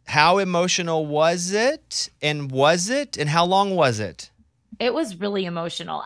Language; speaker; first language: English; native; English